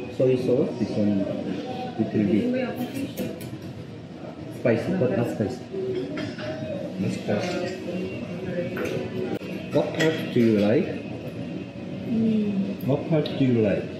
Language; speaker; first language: English; non-native, learner; Korean